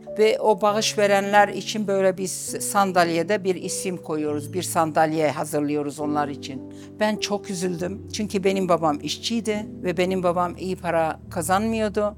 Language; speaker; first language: Turkish; non-native, local second language; Arabic